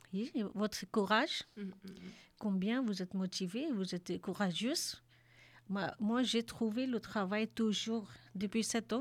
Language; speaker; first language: French; non-native, learner; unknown